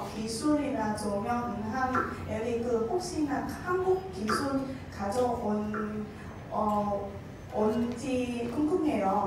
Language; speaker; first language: Korean; non-native, learner; Vietnamese